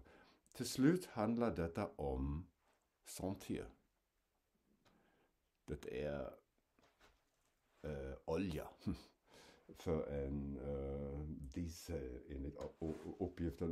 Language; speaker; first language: Swedish; non-native, fluent; German